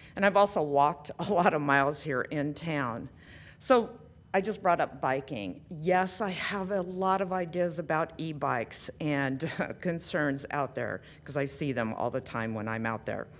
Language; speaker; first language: English; native; English